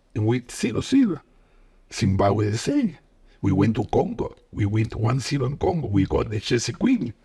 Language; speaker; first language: English; non-native, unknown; Spanish